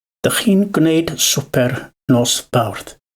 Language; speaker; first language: Welsh; non-native, learner; English